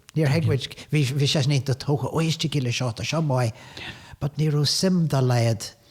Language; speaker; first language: Irish; non-native, local second language; English